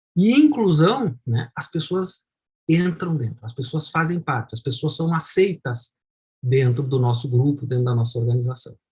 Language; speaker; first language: Portuguese; native; Portuguese